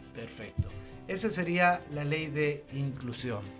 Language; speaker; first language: Spanish; native; Spanish